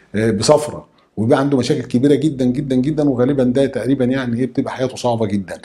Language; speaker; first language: Arabic; native; Arabic